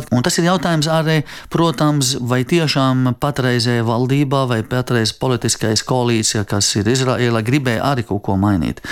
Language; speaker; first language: Latvian; non-native, fluent; Arabic